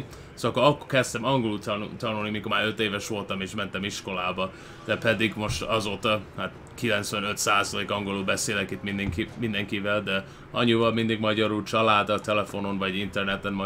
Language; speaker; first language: Hungarian; early bilingual, heritage; Hungarian